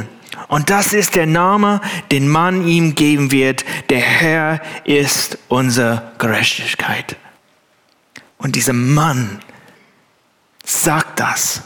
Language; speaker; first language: German; non-native, fluent; English